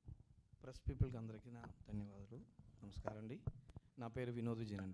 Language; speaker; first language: Telugu; non-native, learner; Malayalam